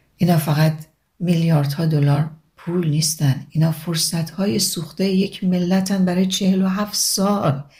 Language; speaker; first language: Persian; native; Persian